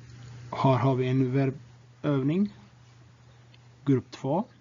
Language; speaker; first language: Swedish; non-native, fluent; Tigrinya